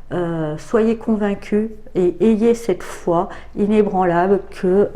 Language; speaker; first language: French; native; French